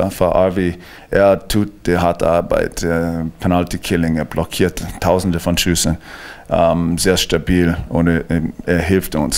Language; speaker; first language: German; non-native, fluent; English